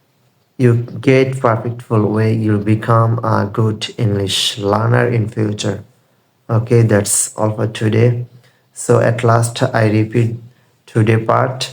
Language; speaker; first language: English; non-native, learner; Bangla